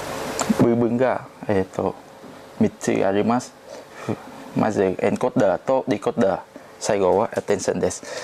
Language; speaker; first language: Japanese; non-native, learner; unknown